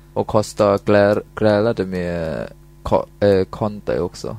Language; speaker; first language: Swedish; non-native, fluent; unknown